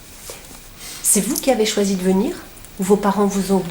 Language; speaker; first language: French; native; French